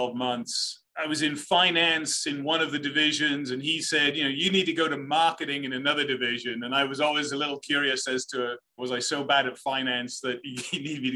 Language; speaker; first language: English; native; English